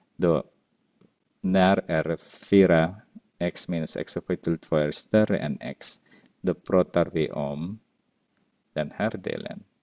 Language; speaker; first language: Swedish; non-native, fluent; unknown